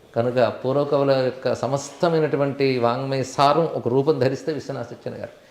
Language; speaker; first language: Telugu; native; Telugu